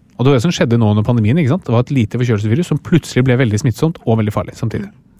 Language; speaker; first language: Norwegian; native; Norwegian